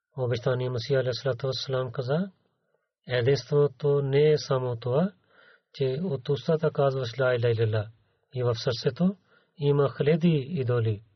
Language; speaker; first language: Bulgarian; non-native, learner; Urdu